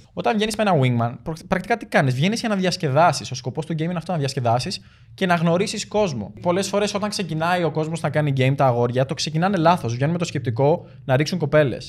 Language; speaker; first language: Greek; early bilingual, other home language; Albanian